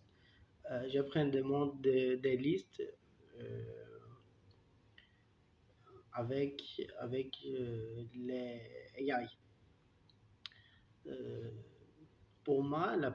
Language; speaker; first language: French; non-native, learner; Turkish